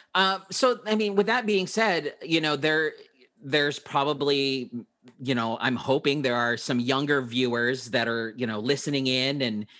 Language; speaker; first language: English; early bilingual, other home language; Filipino